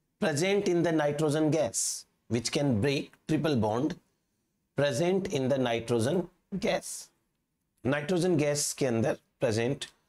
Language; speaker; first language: Hindi; native; Hindi